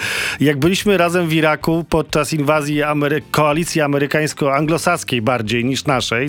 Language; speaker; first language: Polish; native; Polish